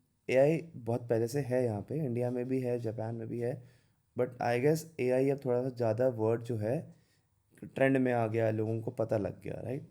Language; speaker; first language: Hindi; native; Hindi